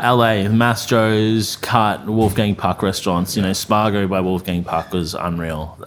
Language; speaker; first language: English; native; English